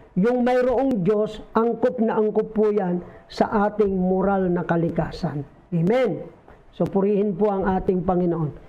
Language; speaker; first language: Filipino; non-native, local second language; Bikol